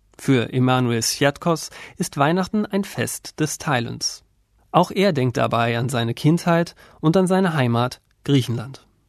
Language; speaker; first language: German; native; German